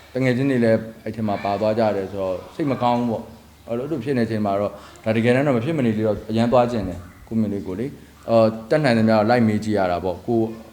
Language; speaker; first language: Burmese; native; Burmese